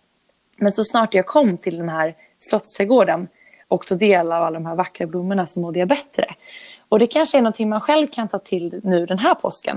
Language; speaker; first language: Swedish; native; Swedish